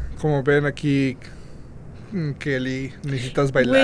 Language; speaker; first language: Spanish; native; Spanish